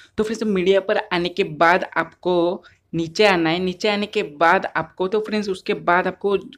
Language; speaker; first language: Hindi; non-native, local second language; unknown